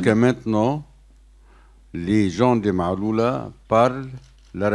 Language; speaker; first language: French; non-native, learner; Arabic